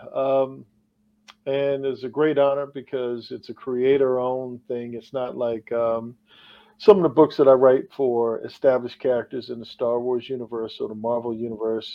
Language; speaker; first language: English; native; English